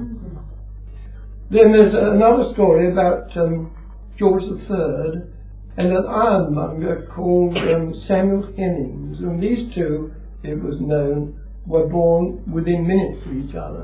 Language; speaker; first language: English; native; English